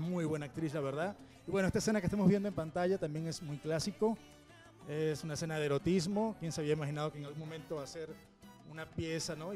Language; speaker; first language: Spanish; native; Spanish